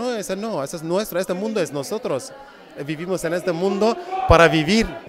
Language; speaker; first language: Spanish; non-native, fluent; Kurdish